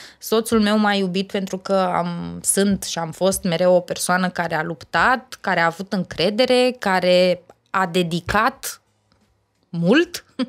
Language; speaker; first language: Romanian; native; Romanian